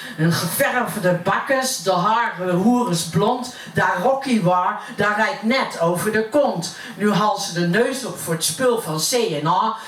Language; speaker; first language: Dutch; native; Dutch